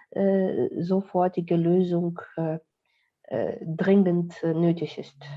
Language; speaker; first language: German; non-native, fluent; Russian